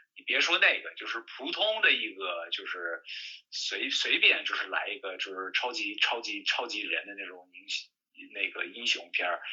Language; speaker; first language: Chinese; non-native, fluent; English